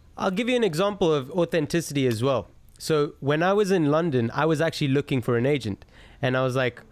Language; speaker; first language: English; native; English